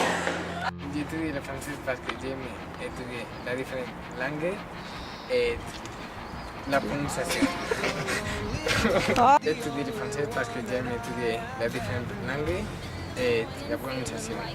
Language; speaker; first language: French; non-native, learner; Spanish